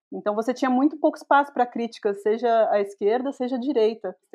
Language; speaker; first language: Portuguese; native; Portuguese